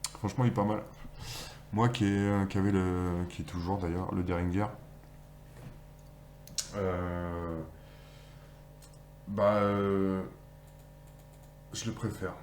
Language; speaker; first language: French; native; French